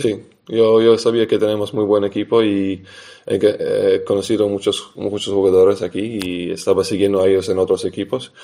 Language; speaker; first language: Spanish; non-native, fluent; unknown